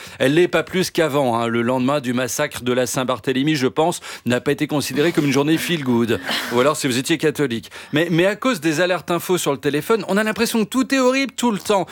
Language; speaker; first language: French; native; French